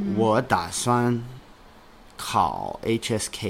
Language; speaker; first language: Chinese; non-native, learner; English